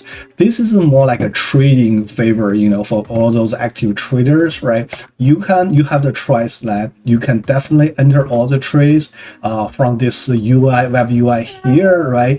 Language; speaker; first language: English; non-native, fluent; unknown